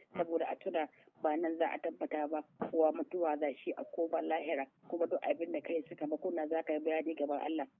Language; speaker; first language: Hausa; native; Hausa